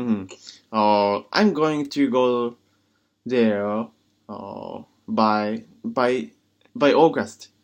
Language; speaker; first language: English; non-native, learner; Japanese